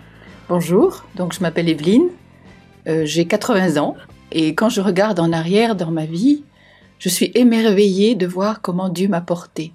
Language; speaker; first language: French; native; French